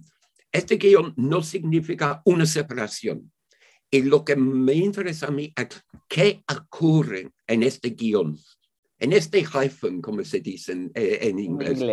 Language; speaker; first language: Spanish; non-native, fluent; English